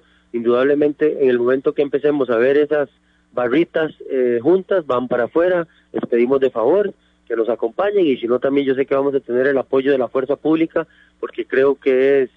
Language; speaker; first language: Spanish; native; Spanish